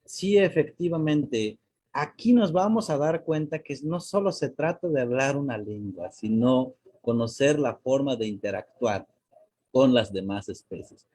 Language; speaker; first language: Spanish; non-native, local second language; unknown